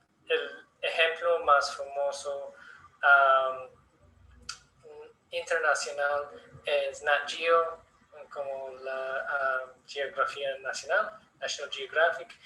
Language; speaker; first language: Spanish; non-native, learner; English